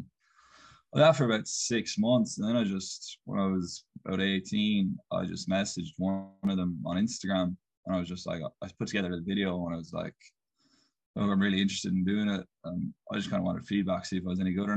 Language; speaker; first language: English; native; English